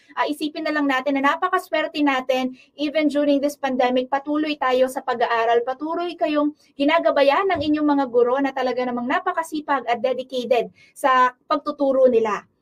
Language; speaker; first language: Filipino; non-native, local second language; Pampanga